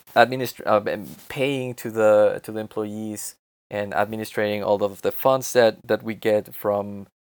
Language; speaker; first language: English; non-native, fluent; Spanish